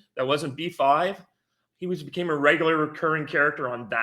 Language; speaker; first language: English; native; English